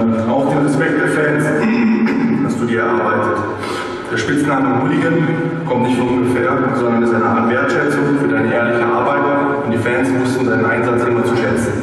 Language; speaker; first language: German; native; German